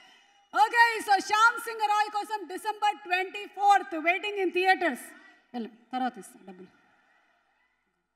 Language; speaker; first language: Telugu; native; Telugu